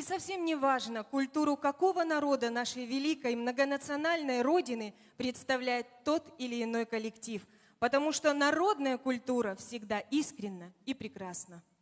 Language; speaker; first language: Russian; native; Russian